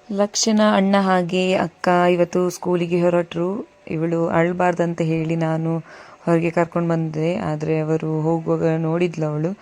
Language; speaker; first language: Kannada; non-native, local second language; Tulu